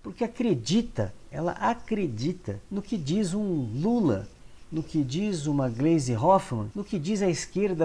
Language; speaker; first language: Portuguese; native; Portuguese